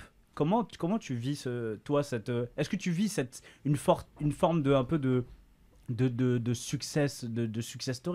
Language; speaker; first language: French; native; French